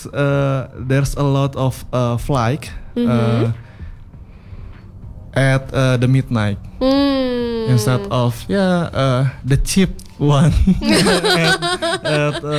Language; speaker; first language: English; non-native, fluent; Indonesian